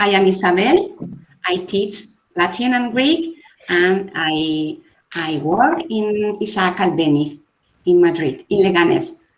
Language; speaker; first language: English; non-native, fluent; Spanish